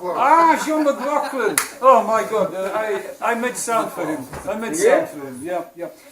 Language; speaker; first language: English; non-native, fluent; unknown